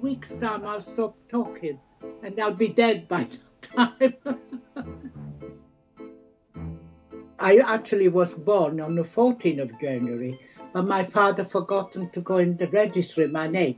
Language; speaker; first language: English; native; English